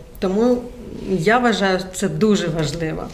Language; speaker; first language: Ukrainian; non-native, local second language; Russian